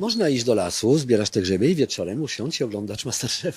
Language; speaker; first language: Polish; non-native, fluent; French